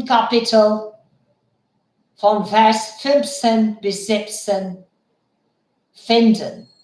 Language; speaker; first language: German; non-native, fluent; Bangla